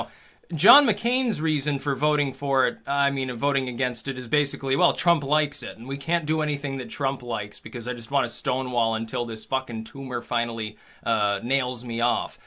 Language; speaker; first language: English; native; English